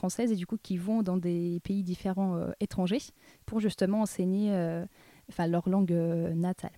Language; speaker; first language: French; non-native, fluent; Russian